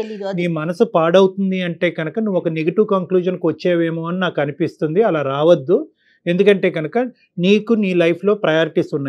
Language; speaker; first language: Telugu; native; Telugu